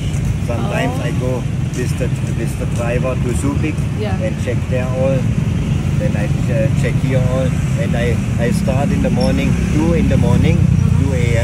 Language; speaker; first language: English; non-native, learner; German